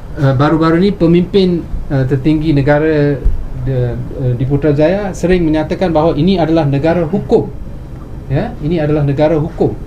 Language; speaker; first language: Malay; non-native, local second language; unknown